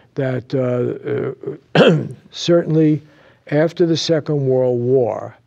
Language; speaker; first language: English; native; English